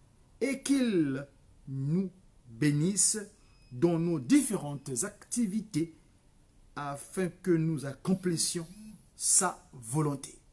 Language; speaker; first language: French; non-native, local second language; Kongo